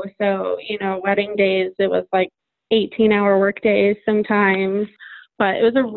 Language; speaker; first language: English; native; English